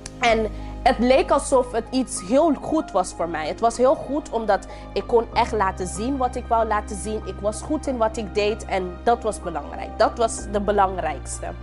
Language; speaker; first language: Dutch; non-native, local second language; English